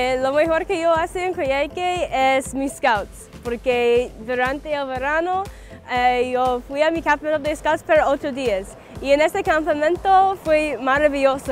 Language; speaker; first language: Spanish; non-native, learner; English